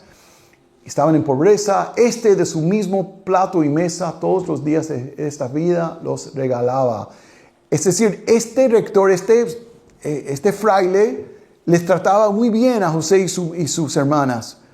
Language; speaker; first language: Spanish; non-native, fluent; English